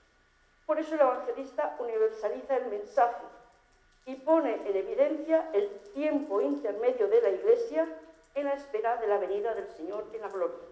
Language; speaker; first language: Spanish; native; Spanish